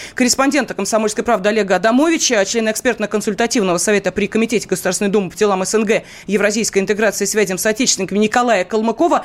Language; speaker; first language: Russian; native; Russian